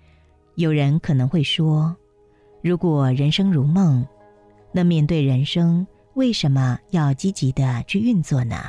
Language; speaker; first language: Chinese; native; Chinese